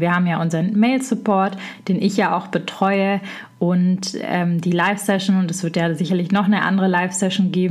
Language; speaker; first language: German; native; German